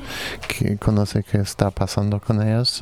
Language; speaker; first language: Spanish; non-native, fluent; English